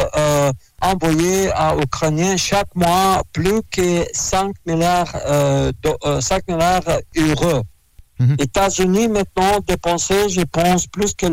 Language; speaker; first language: French; non-native, learner; Russian